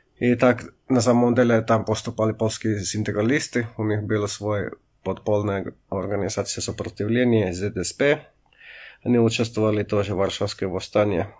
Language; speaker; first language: Russian; non-native, fluent; Finnish